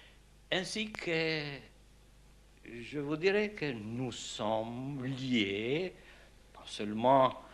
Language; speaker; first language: French; non-native, fluent; Albanian